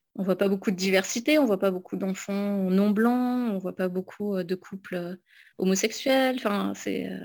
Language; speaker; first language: French; native; French